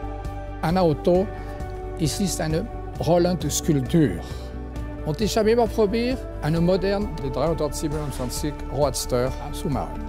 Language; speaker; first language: German; non-native, fluent; French